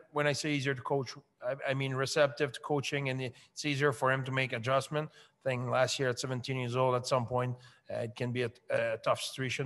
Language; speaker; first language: English; non-native, fluent; French